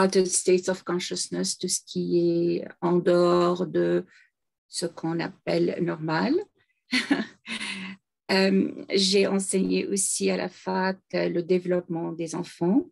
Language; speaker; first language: French; non-native, fluent; English